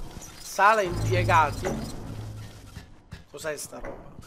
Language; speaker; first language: Italian; native; Italian